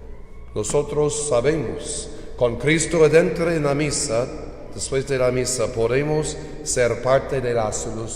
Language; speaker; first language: Spanish; non-native, learner; English